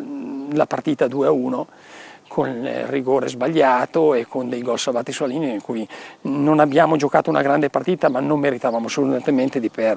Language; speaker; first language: Italian; native; Italian